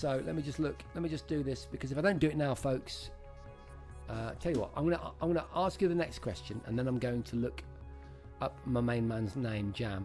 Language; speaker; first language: English; native; English